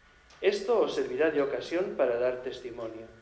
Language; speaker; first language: Spanish; native; Spanish